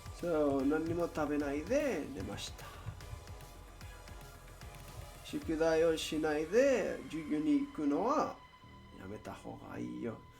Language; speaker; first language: Japanese; non-native, learner; Spanish